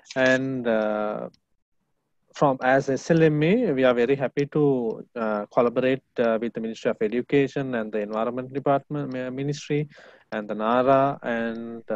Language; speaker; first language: English; non-native, local second language; Sinhala